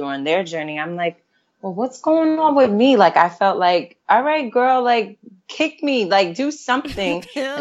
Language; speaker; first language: English; native; English